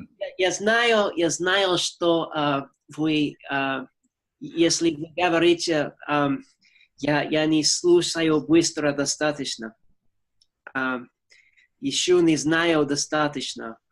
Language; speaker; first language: Russian; non-native, learner; English